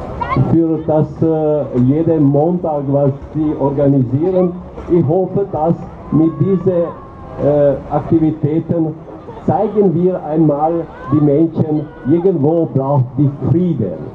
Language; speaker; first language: German; non-native, learner; Albanian